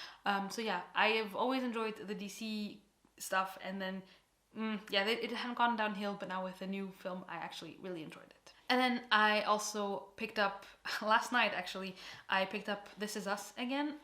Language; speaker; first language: English; non-native, fluent; Portuguese